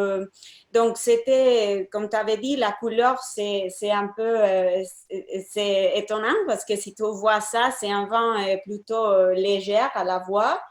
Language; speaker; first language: French; non-native, fluent; Spanish